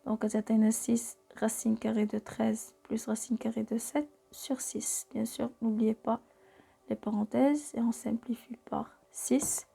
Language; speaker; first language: French; non-native, local second language; Arabic